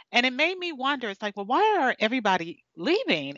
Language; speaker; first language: English; native; English